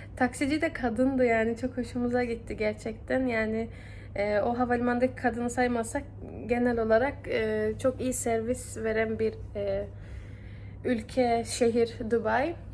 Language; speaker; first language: Turkish; early bilingual, heritage; Turkish